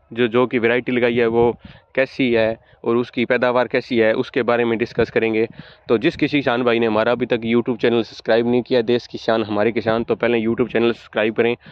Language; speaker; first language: Hindi; native; Hindi